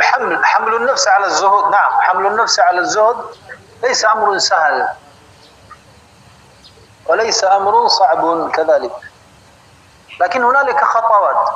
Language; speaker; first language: Arabic; non-native, fluent; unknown